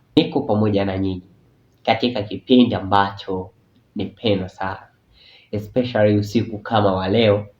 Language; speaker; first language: Swahili; native; Swahili